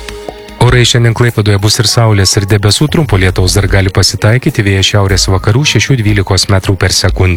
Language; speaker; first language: Lithuanian; native; Lithuanian